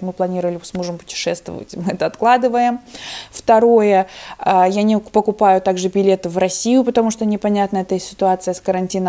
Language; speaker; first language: Russian; native; Russian